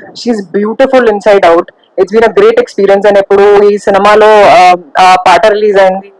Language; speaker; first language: Telugu; non-native, local second language; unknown